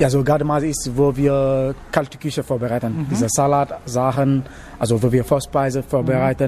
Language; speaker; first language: German; non-native, learner; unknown